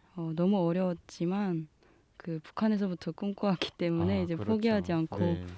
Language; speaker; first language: Korean; native; Korean